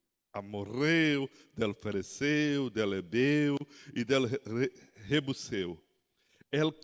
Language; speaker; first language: Spanish; non-native, learner; Portuguese